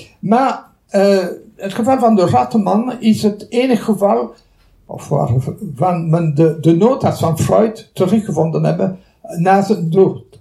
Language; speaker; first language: Dutch; non-native, local second language; French